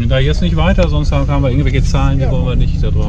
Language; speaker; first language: German; native; German